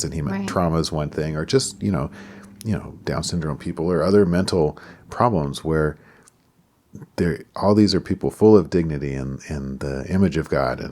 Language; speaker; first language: English; native; English